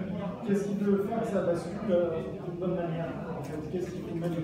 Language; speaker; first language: French; native; French